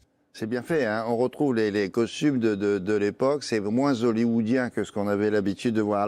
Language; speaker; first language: French; native; French